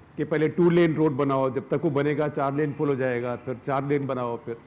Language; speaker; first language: English; non-native, local second language; Hindi